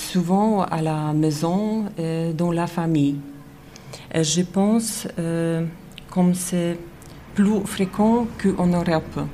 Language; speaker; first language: French; non-native, learner; Polish